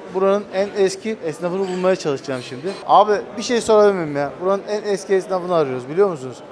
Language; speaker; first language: Turkish; native; Turkish